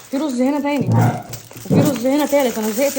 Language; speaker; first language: Arabic; native; Arabic